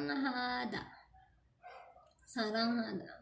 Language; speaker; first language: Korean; non-native, fluent; Filipino